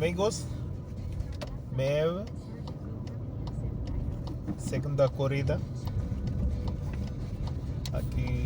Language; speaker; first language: Portuguese; non-native, learner; Tamil